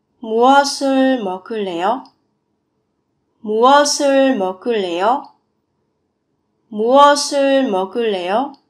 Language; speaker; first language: Korean; non-native, fluent; Vietnamese